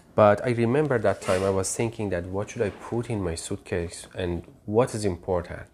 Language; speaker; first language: English; non-native, fluent; Persian